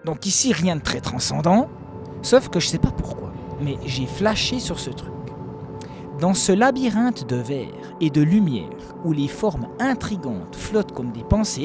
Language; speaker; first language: French; native; French